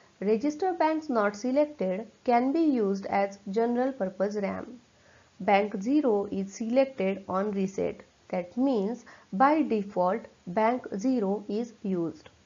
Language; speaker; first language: English; non-native, local second language; Marathi